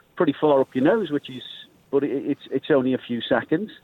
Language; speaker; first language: English; native; English